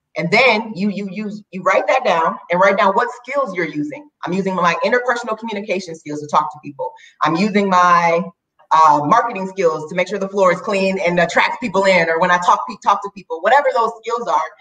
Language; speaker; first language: English; native; English